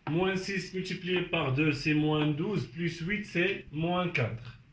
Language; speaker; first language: French; non-native, local second language; Arabic